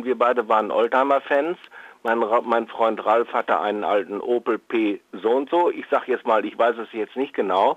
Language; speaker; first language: German; native; German